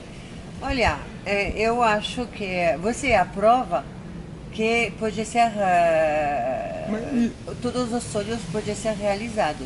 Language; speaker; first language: Portuguese; non-native, fluent; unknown